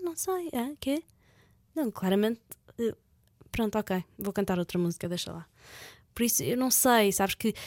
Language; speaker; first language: Portuguese; native; Portuguese